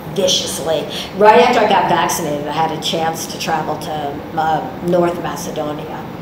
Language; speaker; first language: English; native; English